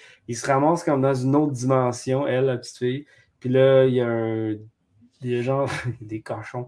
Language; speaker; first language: French; native; French